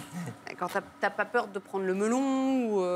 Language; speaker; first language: French; native; French